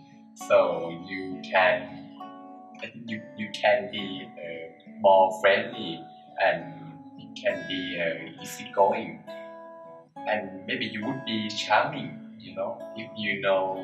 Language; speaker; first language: English; non-native, learner; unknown